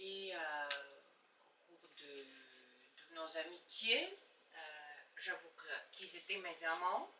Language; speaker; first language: French; non-native, fluent; Bulgarian